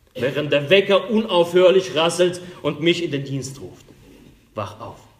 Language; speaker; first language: German; non-native, fluent; Russian